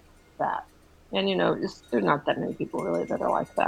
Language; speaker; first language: English; native; English